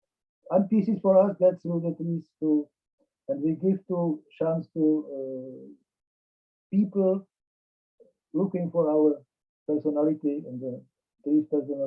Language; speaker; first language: English; non-native, learner; Czech